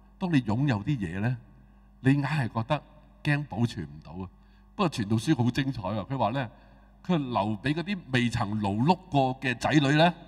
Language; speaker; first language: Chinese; non-native, local second language; Cantonese